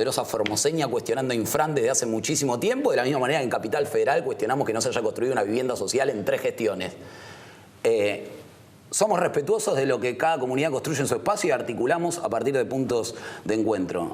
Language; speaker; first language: Spanish; native; Spanish